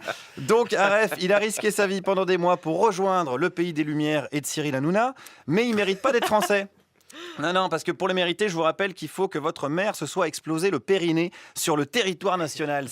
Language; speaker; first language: French; native; French